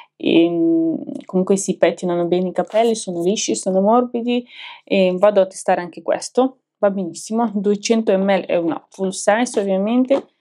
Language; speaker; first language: Italian; non-native, fluent; Ukrainian